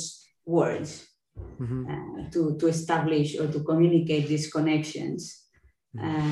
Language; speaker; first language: English; non-native, fluent; Spanish